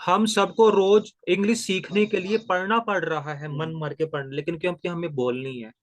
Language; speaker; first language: Hindi; non-native, local second language; Punjabi